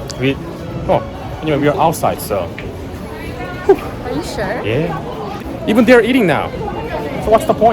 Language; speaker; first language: English; non-native, learner; Korean